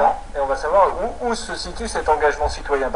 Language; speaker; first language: French; native; French